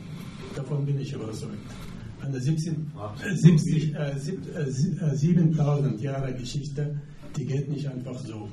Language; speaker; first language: German; non-native, fluent; Arabic